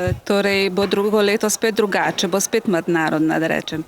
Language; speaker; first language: Slovenian; native; Slovenian